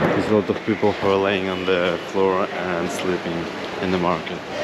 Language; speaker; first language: English; non-native, fluent; Russian